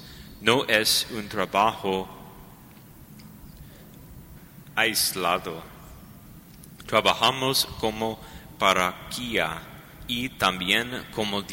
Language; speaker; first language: Spanish; non-native, learner; English